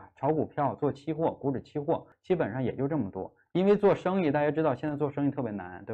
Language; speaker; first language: Chinese; native; Chinese